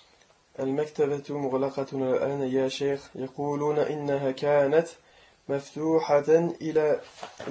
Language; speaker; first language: Arabic; non-native, learner; French